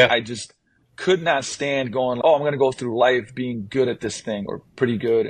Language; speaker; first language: English; non-native, fluent; Slovenian